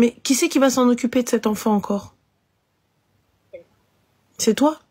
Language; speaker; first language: French; native; French